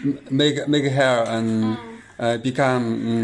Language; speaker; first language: English; non-native, learner; Chinese